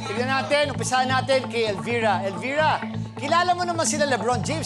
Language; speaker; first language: Filipino; native; Filipino